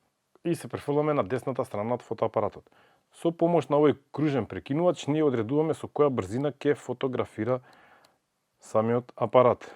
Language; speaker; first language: Macedonian; native; Macedonian